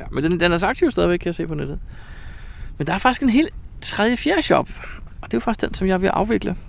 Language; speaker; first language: Danish; native; Danish